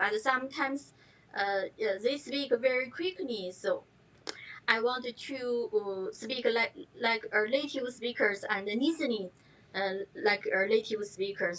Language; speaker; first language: English; non-native, learner; Chinese